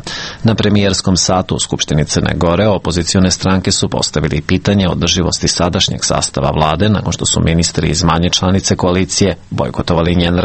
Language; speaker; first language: Serbian; native; Serbian